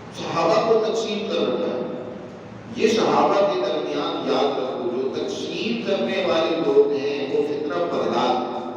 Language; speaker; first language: Urdu; non-native, local second language; Punjabi